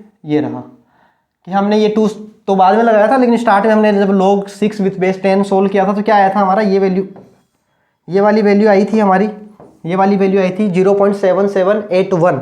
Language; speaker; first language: Hindi; native; Hindi